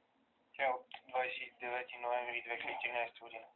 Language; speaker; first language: Bulgarian; native; Bulgarian